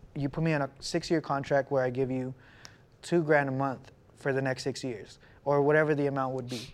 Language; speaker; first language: English; non-native, fluent; Spanish